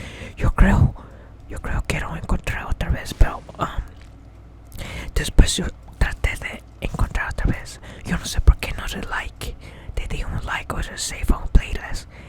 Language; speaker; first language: Spanish; early bilingual, heritage; English